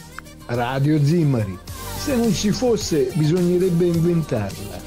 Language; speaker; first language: Italian; native; Italian